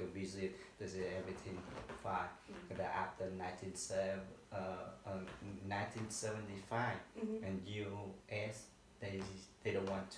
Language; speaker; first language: English; non-native, learner; Vietnamese